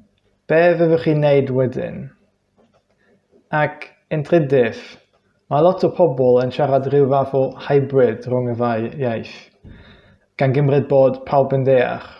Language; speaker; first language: Welsh; non-native, fluent; English